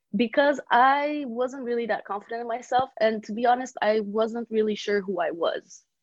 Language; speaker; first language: English; early bilingual, other home language; Bulgarian